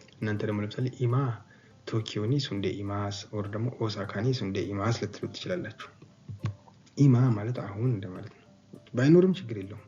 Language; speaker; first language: Amharic; native; Amharic